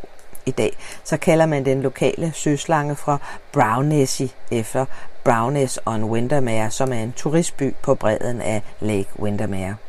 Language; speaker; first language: Danish; native; Danish